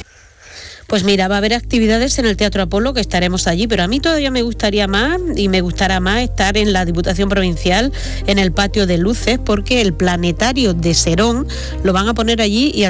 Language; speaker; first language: Spanish; native; Spanish